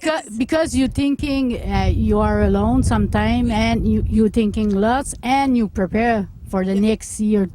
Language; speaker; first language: English; non-native, local second language; French